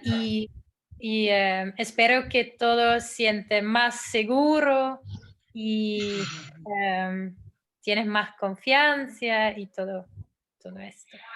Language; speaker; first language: Spanish; non-native, fluent; Dutch